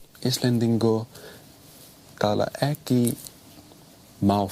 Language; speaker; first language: Icelandic; non-native, learner; English